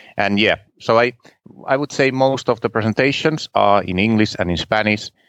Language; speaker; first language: English; non-native, fluent; Finnish